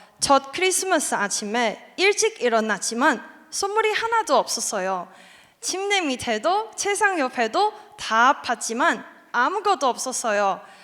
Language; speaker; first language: Korean; non-native, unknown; Chinese